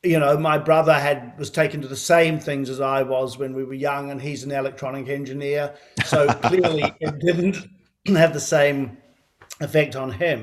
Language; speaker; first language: English; native; English